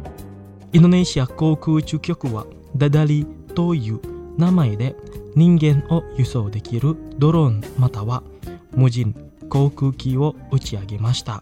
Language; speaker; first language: Japanese; non-native, fluent; Indonesian